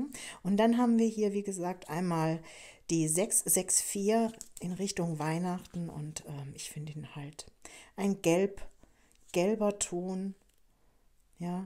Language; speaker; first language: German; native; German